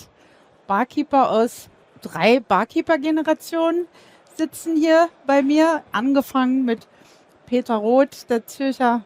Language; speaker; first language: German; native; German